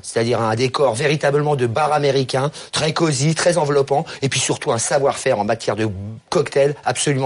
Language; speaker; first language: French; native; French